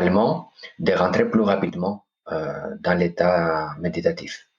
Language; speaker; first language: French; non-native, fluent; Greek